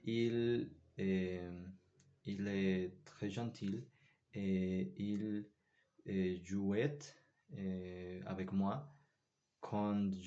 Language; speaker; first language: French; non-native, learner; Spanish